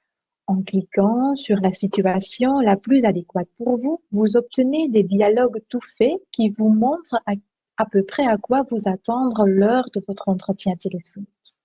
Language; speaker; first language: French; non-native, local second language; Dutch